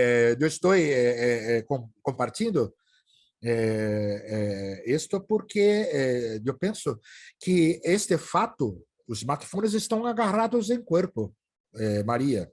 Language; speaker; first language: Portuguese; native; Portuguese